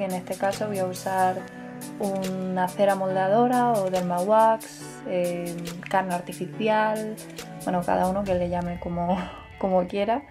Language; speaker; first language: Spanish; native; Spanish